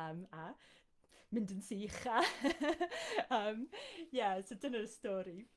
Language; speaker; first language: Welsh; non-native, fluent; English